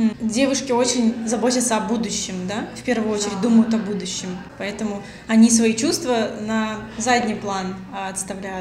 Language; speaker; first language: Russian; native; Russian